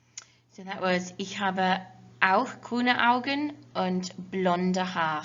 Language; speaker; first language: German; non-native, fluent; English